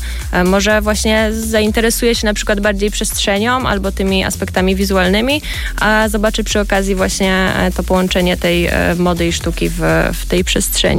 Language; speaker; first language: Polish; native; Polish